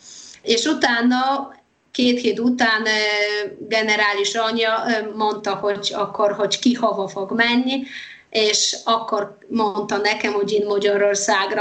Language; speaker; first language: Hungarian; non-native, fluent; Polish